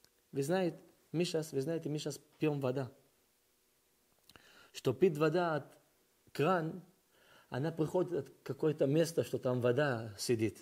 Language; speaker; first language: Russian; early bilingual, heritage; Russian